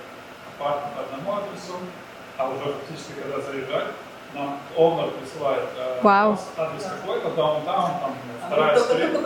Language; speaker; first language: Russian; native; Russian